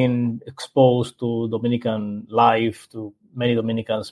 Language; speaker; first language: English; non-native, fluent; Spanish